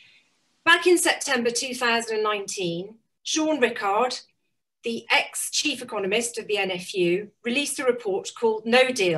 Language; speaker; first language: English; native; English